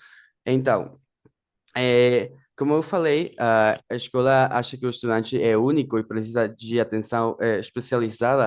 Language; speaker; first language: Portuguese; non-native, fluent; Spanish